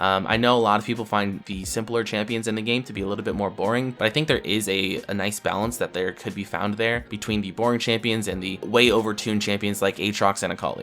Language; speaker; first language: English; native; English